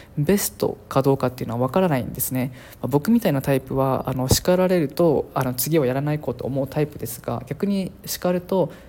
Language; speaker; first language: Japanese; native; Japanese